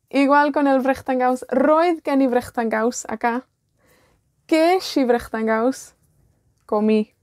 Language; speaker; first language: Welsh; non-native, fluent; Spanish